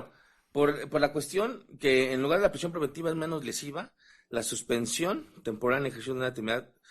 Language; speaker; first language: Spanish; native; Spanish